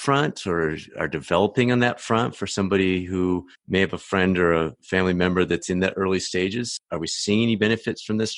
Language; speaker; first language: English; native; English